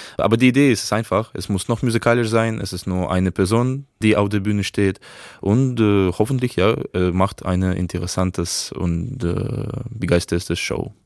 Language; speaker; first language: German; non-native, fluent; Russian